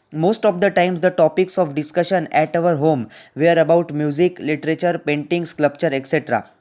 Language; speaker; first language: Hindi; non-native, local second language; Marathi